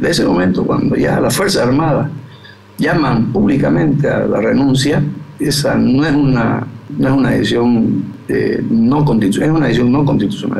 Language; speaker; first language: Spanish; native; Spanish